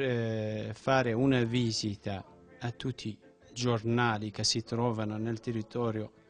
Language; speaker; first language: Italian; non-native, fluent; Central Kurdish